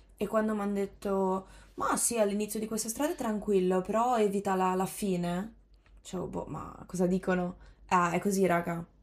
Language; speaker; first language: Italian; native; Italian